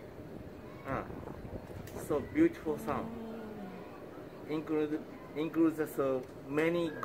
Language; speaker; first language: English; non-native, learner; Japanese